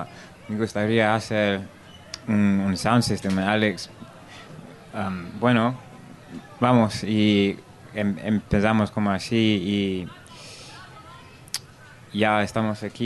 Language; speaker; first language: Spanish; non-native, learner; English